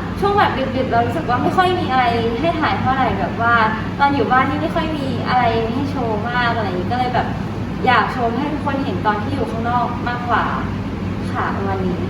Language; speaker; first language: Thai; native; Thai